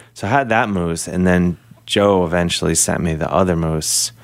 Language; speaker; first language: English; native; English